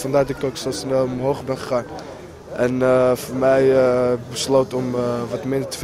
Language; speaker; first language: Dutch; native; Dutch